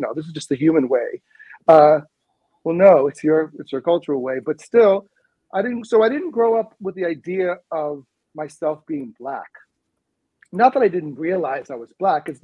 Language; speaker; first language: English; native; English